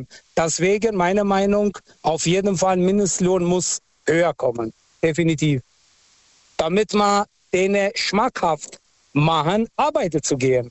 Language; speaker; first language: German; non-native, fluent; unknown